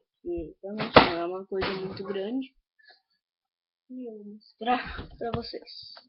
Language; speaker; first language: Portuguese; native; Portuguese